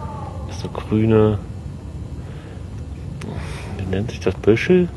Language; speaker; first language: German; native; German